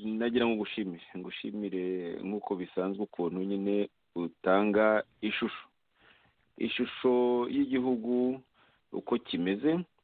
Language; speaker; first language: Kinyarwanda; native; Kinyarwanda